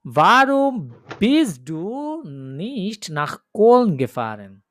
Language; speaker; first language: German; non-native, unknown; Bangla